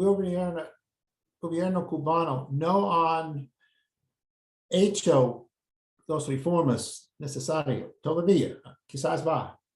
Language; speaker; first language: Spanish; non-native, fluent; English